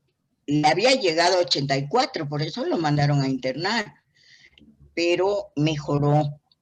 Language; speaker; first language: Spanish; native; Spanish